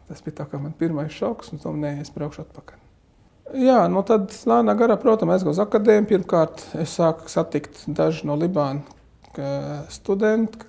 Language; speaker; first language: Latvian; non-native, fluent; Arabic